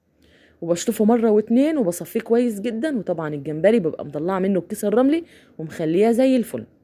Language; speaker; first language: Arabic; native; Arabic